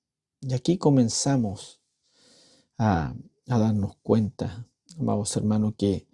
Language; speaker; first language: Spanish; native; Spanish